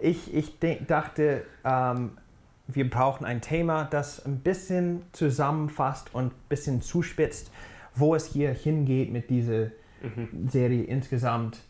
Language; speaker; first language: German; non-native, fluent; English